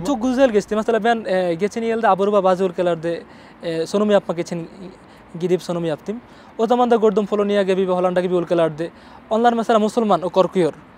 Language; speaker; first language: Turkish; non-native, learner; Bangla